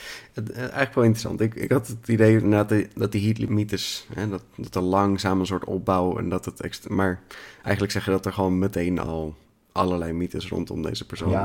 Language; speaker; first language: Dutch; native; Dutch